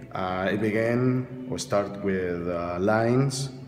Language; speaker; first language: English; non-native, learner; Spanish